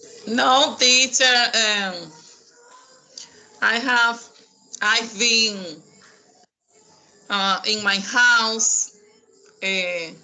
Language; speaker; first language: English; non-native, learner; Spanish